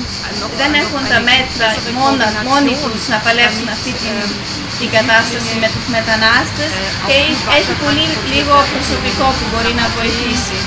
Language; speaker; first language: Greek; early bilingual, heritage; Greek